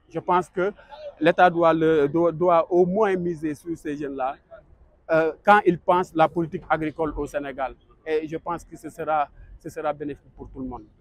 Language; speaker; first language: French; non-native, local second language; Wolof